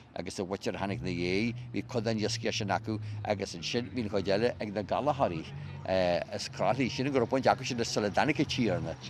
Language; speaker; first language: Irish; native; Irish